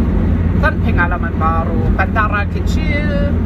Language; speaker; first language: Indonesian; non-native, fluent; German